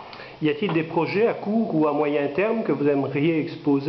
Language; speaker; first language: French; native; French